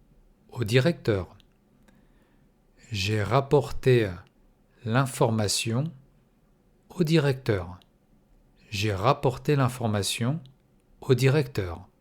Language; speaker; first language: French; non-native, fluent; Russian